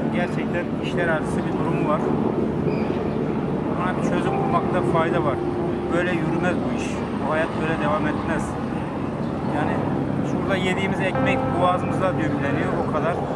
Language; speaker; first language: Turkish; native; Turkish